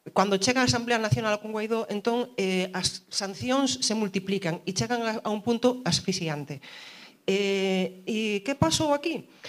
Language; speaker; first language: Galician; early bilingual, other home language; Spanish